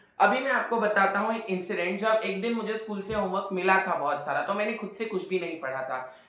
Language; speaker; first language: Hindi; non-native, local second language; Marathi